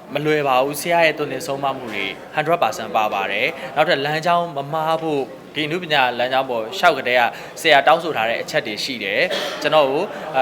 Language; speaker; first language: Burmese; native; Burmese